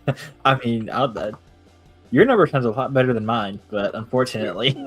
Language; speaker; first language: English; native; English